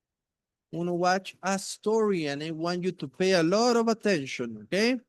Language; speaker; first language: English; non-native, fluent; Spanish